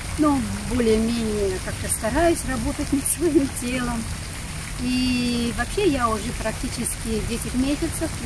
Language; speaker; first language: Russian; native; Russian